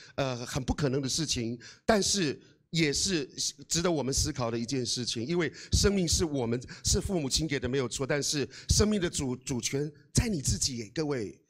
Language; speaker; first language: Chinese; non-native, local second language; Amis